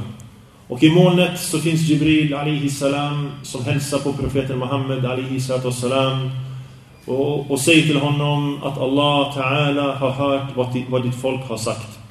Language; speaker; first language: Swedish; early bilingual, other home language; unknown